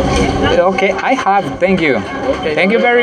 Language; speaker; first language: English; non-native, learner; Spanish